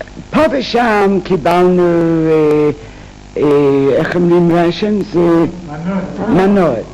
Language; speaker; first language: Hebrew; non-native, fluent; English